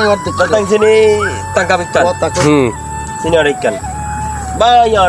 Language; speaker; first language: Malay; non-native, learner; Bangla